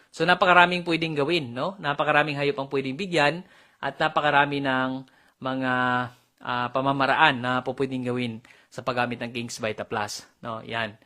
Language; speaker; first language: Filipino; non-native, local second language; Cebuano